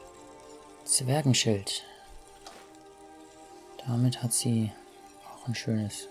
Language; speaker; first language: German; native; German